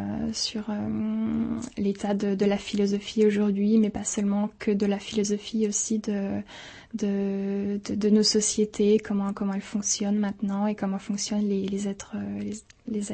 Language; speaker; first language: French; native; French